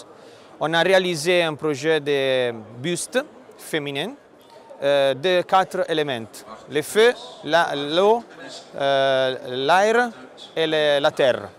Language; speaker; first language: French; non-native, fluent; Italian